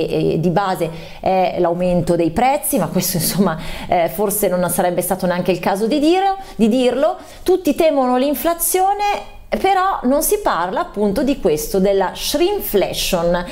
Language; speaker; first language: Italian; native; Italian